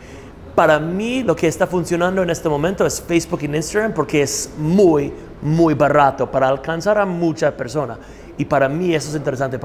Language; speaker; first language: Spanish; non-native, fluent; English